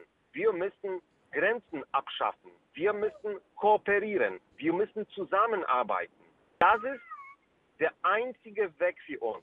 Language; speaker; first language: German; non-native, fluent; Polish